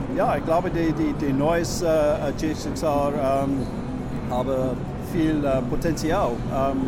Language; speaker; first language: German; non-native, learner; English